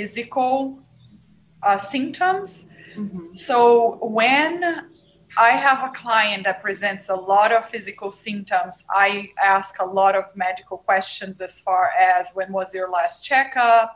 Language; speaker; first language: English; non-native, fluent; Portuguese